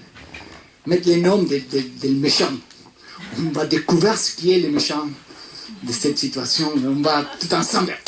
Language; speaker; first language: French; non-native, fluent; Spanish